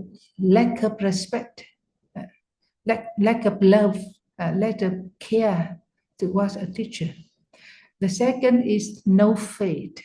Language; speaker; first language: English; non-native, fluent; Vietnamese